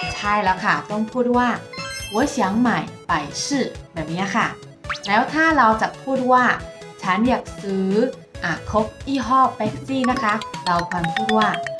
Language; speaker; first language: Thai; non-native, fluent; Chinese